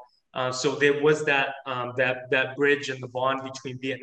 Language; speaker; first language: English; native; English